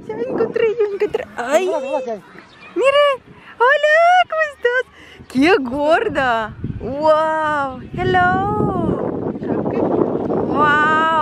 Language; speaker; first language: Spanish; non-native, fluent; Russian